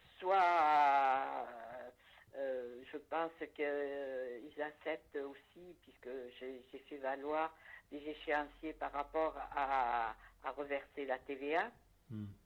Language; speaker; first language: French; native; French